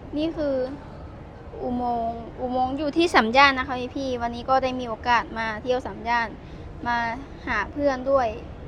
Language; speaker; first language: Thai; native; Thai